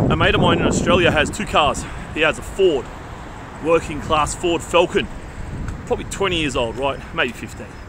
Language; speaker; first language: English; native; English